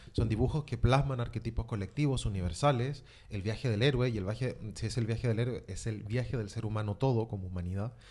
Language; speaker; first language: Spanish; native; Spanish